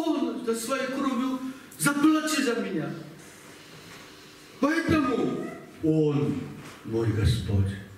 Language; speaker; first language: Russian; non-native, learner; Korean